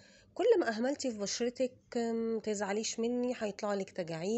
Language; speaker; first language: Arabic; native; Arabic